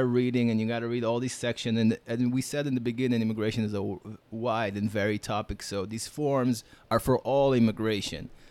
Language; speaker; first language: English; non-native, fluent; Hebrew